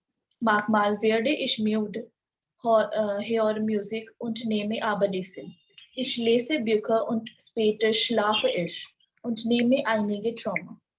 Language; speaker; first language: German; non-native, learner; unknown